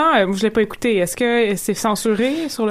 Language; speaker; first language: French; native; French